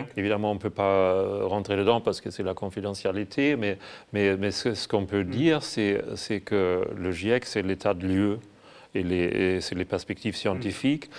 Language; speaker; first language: French; non-native, fluent; German